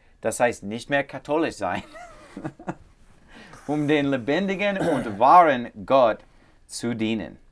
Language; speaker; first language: German; non-native, learner; English